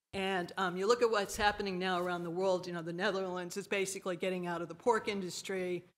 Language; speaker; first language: English; native; English